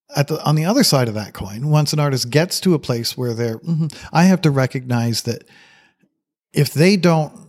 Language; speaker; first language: English; native; English